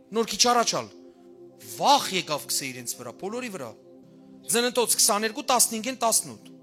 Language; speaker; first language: Armenian; early bilingual, heritage; Armenian